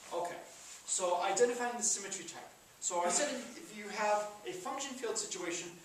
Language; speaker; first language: English; native; English